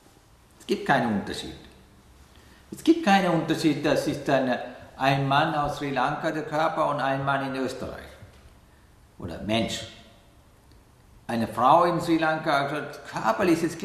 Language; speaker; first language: German; non-native, learner; Sinhala